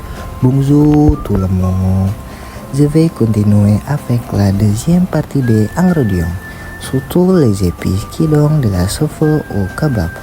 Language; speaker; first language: French; non-native, learner; Indonesian